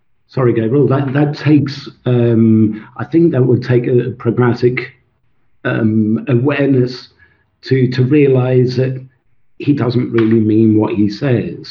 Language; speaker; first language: English; non-native, local second language; Swedish